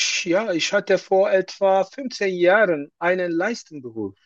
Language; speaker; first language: German; non-native, learner; Turkish